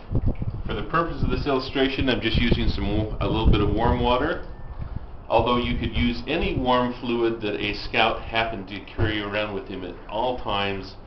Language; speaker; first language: English; native; English